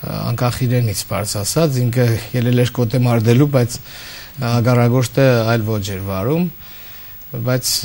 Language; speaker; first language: Armenian; native; Armenian